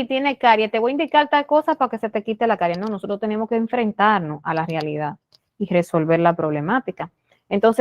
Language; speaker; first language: Spanish; native; Spanish